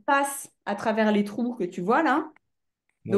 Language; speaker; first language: French; native; French